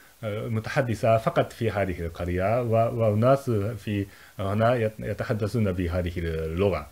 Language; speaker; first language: Arabic; non-native, fluent; Japanese